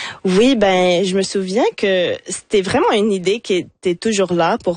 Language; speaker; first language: French; non-native, local second language; English